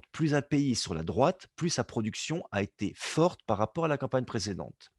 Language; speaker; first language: French; native; French